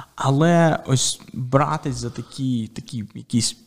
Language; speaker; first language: Ukrainian; native; Ukrainian